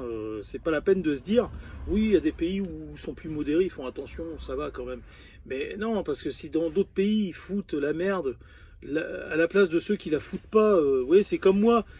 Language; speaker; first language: French; native; French